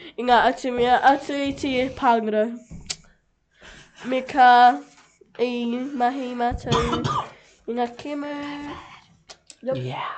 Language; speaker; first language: Māori; non-native, local second language; English